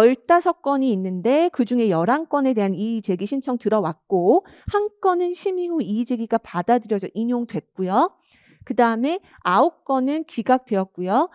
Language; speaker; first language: Korean; native; Korean